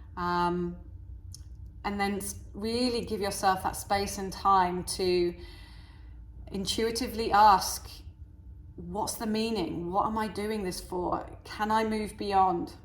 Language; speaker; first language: English; native; English